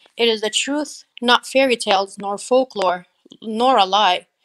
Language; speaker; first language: English; native; English